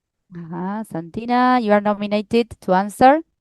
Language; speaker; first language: English; non-native, fluent; Spanish